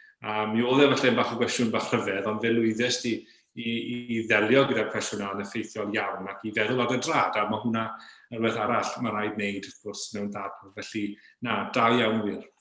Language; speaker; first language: Welsh; native; Welsh